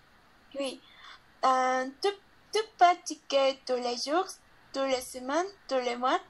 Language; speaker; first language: French; non-native, learner; Spanish